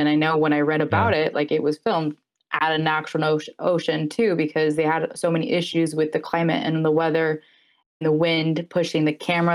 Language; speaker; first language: English; native; English